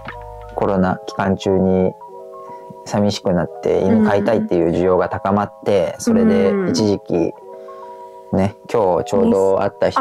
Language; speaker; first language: Japanese; native; Japanese